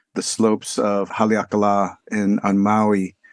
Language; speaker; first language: English; native; English